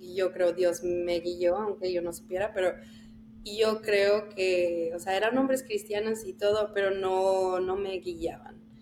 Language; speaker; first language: Spanish; early bilingual, heritage; Spanish